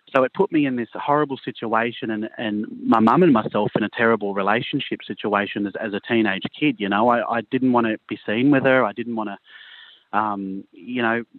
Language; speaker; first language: English; native; English